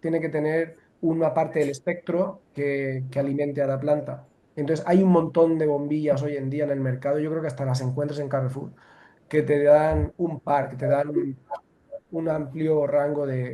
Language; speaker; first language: Spanish; native; Spanish